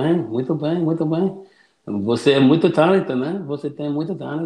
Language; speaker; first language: Portuguese; non-native, learner; English